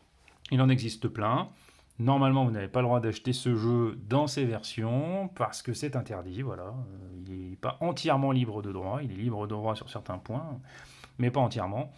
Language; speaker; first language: French; native; French